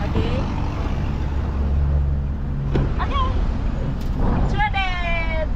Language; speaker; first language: English; non-native, learner; Thai